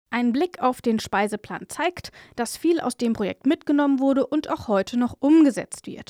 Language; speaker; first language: German; native; German